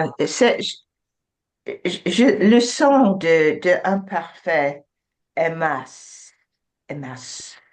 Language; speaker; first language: French; non-native, learner; English